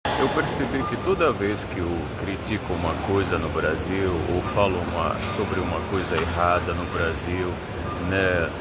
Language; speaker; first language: Portuguese; non-native, fluent; Arabic